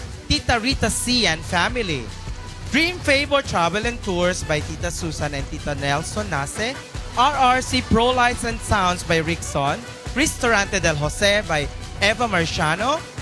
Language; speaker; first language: English; non-native, local second language; Filipino